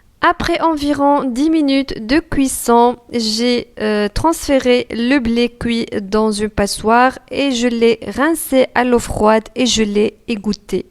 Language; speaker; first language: French; non-native, local second language; Arabic